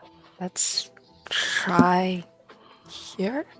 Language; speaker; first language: English; native; English